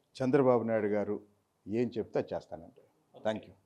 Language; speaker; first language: Telugu; native; Telugu